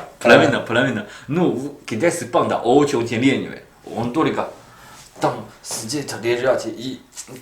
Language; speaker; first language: Russian; non-native, learner; Chinese